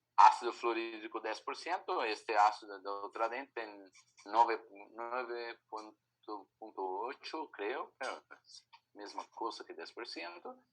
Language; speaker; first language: Spanish; non-native, fluent; Portuguese